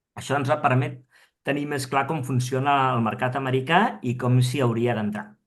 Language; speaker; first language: Catalan; non-native, local second language; Spanish